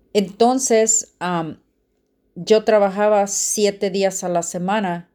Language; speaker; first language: Spanish; native; Spanish